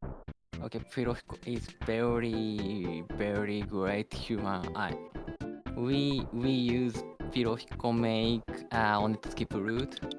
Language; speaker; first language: English; non-native, learner; Japanese